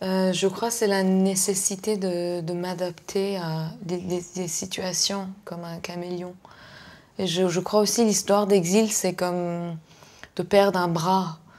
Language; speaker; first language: French; non-native, fluent; Persian